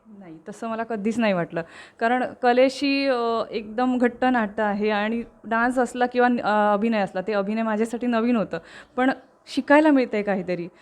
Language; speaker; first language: Marathi; native; Marathi